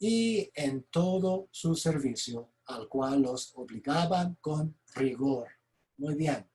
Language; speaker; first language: Spanish; non-native, fluent; English